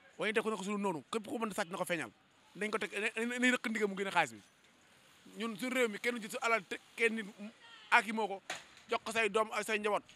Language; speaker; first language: Wolof; native; Wolof